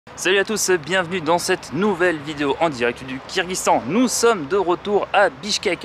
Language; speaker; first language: French; native; French